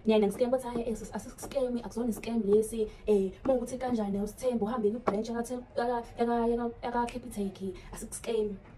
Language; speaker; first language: Zulu; native; Zulu